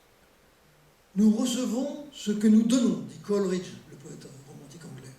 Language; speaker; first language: French; native; French